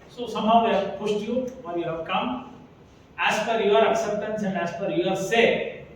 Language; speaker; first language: English; non-native, local second language; Kannada